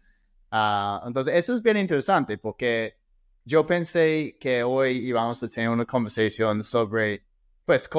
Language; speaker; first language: Spanish; non-native, fluent; English